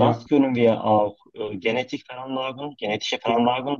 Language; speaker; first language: German; non-native, learner; Turkish